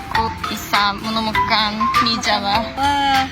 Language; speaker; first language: Indonesian; non-native, learner; Japanese